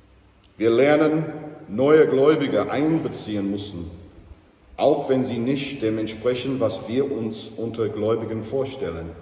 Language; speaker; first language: German; non-native, fluent; English